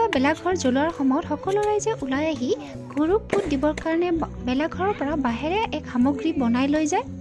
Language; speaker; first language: Assamese; non-native, local second language; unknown